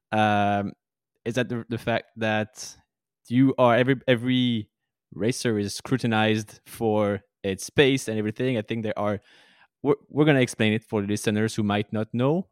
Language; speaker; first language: English; non-native, fluent; French